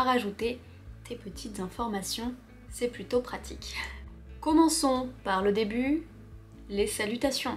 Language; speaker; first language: French; native; French